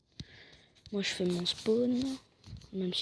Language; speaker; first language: French; native; French